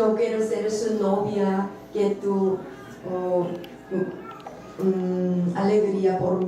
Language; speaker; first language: Spanish; non-native, learner; Korean